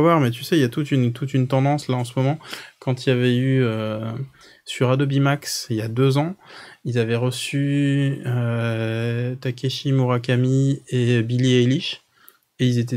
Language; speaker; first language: French; native; French